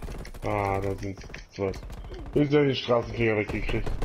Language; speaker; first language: German; native; German